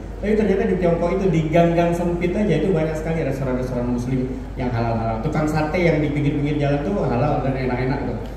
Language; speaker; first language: Indonesian; native; Indonesian